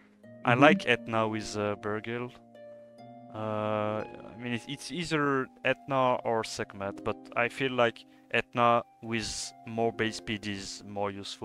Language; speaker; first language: English; non-native, fluent; French